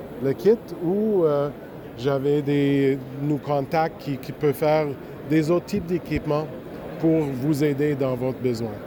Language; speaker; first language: French; non-native, local second language; English